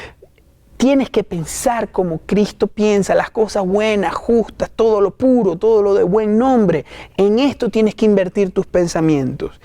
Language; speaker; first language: Spanish; native; Spanish